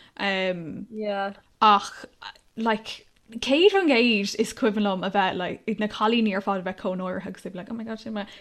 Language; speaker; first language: Irish; non-native, local second language; English